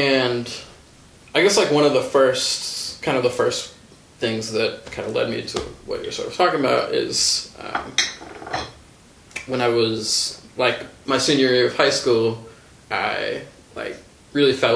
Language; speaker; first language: English; native; English